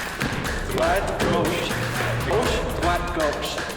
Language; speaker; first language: French; native; French